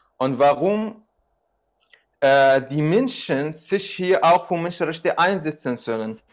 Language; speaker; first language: German; non-native, fluent; Arabic